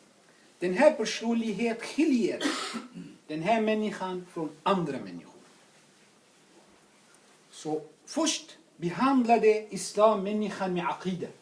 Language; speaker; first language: Swedish; non-native, fluent; Arabic